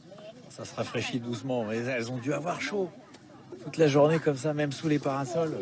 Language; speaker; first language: French; native; French